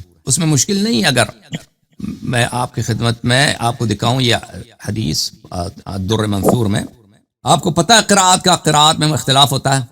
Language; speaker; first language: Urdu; non-native, fluent; Persian